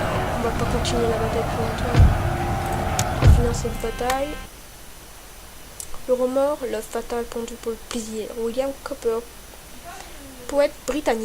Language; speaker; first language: French; native; French